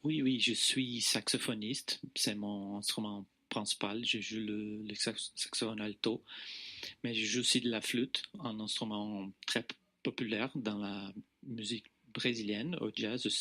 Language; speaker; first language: French; non-native, fluent; Portuguese